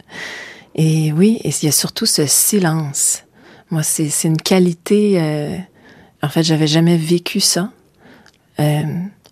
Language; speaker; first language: French; native; French